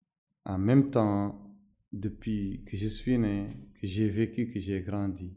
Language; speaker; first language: French; non-native, local second language; Arabic